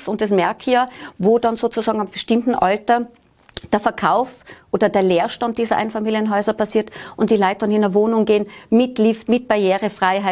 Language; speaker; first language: German; native; German